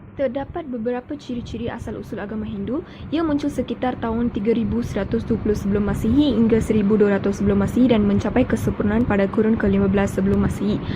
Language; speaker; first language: Malay; non-native, local second language; Tamil